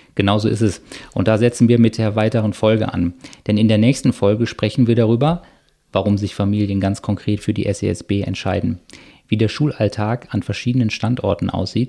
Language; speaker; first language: German; native; German